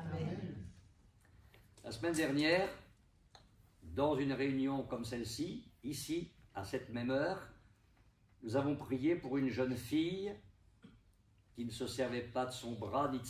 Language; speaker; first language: French; native; French